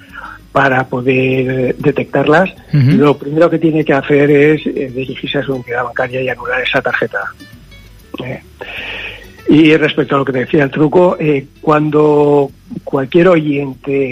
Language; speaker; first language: Spanish; native; Spanish